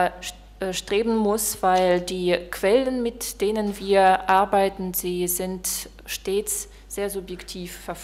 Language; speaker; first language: German; non-native, fluent; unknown